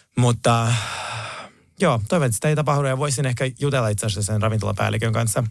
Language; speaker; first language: Finnish; non-native, fluent; Russian